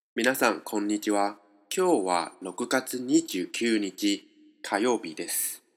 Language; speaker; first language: Japanese; non-native, fluent; Chinese